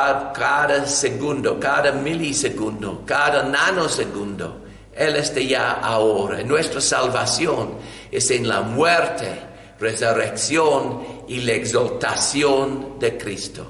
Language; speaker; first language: Spanish; non-native, learner; English